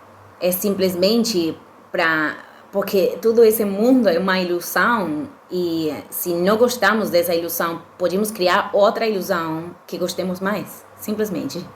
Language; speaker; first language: Portuguese; non-native, fluent; Spanish